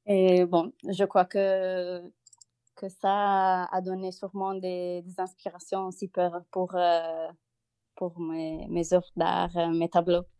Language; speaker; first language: French; non-native, learner; Italian